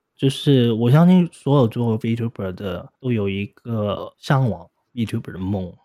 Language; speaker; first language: Chinese; non-native, local second language; Cantonese